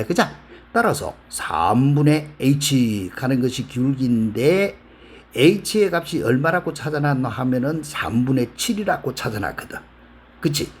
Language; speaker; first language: Korean; native; Korean